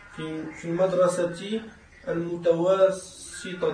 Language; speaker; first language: Arabic; non-native, learner; French